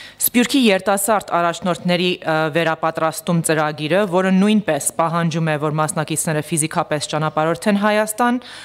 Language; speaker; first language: Armenian; early bilingual, heritage; Armenian